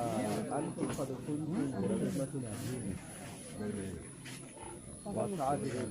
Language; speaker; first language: Arabic; non-native, fluent; Rohingya